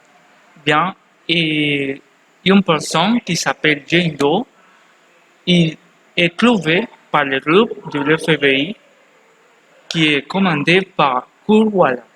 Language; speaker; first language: French; non-native, learner; Spanish